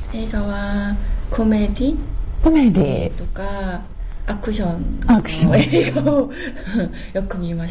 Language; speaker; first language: Japanese; non-native, learner; Korean